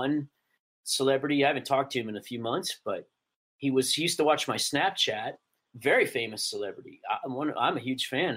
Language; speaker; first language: English; native; English